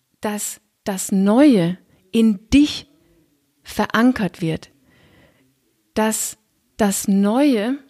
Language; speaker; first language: German; non-native, fluent; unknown